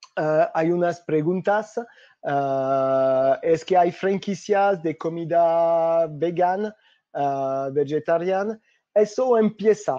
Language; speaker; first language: Spanish; non-native, fluent; French